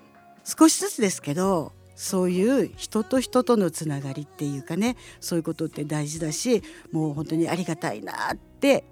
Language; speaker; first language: Japanese; native; Japanese